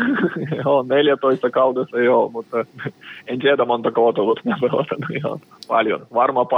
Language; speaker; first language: Finnish; non-native, learner; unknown